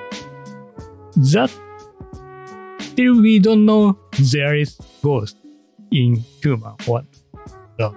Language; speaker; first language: English; non-native, learner; Japanese